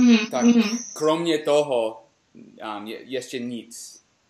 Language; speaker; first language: Czech; non-native, learner; English